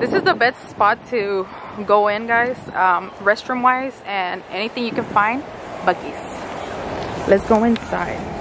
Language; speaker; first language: English; early bilingual, other home language; Spanish